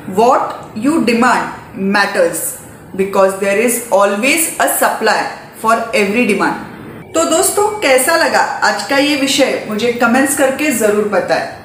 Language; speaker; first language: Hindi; non-native, local second language; Marathi